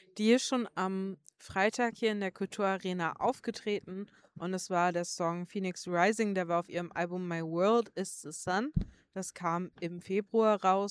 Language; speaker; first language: German; native; German